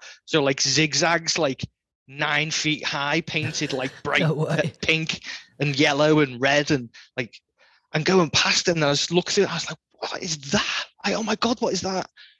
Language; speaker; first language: English; native; English